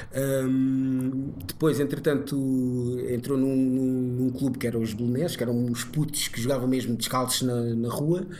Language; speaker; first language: Portuguese; early bilingual, other home language; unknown